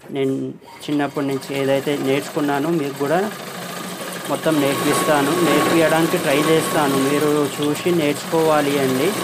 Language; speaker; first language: Telugu; non-native, local second language; Urdu